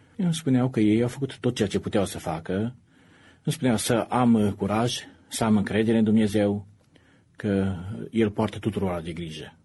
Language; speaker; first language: Romanian; native; Romanian